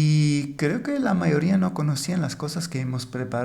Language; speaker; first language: Spanish; non-native, fluent; German